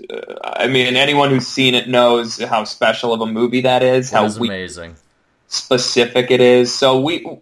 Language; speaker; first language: English; native; English